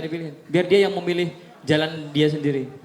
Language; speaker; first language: Indonesian; native; Indonesian